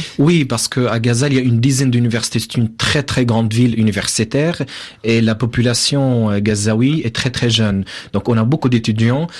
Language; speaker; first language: French; non-native, fluent; Arabic